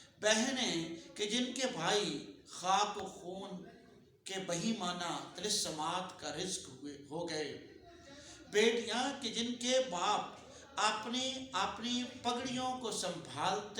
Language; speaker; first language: Urdu; native; Urdu